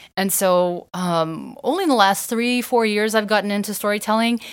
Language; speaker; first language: English; native; English